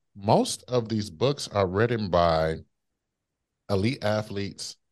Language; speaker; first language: English; native; English